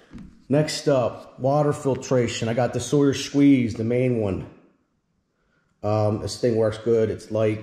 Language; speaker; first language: English; native; English